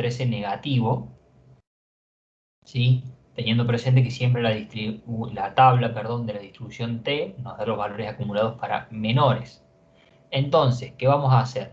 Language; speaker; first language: Spanish; native; Spanish